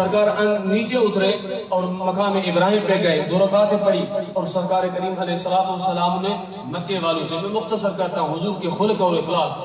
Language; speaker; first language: Urdu; non-native, local second language; Sindhi